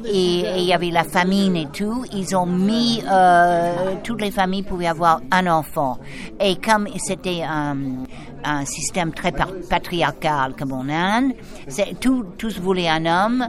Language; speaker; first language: French; non-native, fluent; English